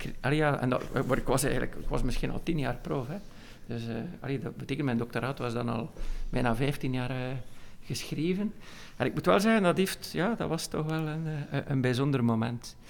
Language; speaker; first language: Dutch; native; Dutch